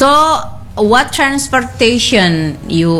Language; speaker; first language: English; non-native, learner; Indonesian